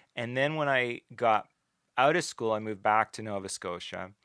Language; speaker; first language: English; native; English